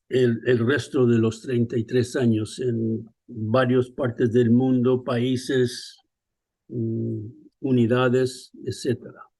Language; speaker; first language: Spanish; early bilingual, other home language; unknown